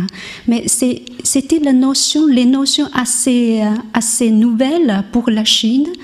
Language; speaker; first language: French; non-native, learner; Chinese